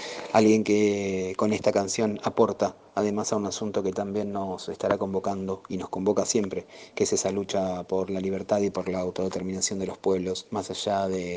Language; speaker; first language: Spanish; native; Spanish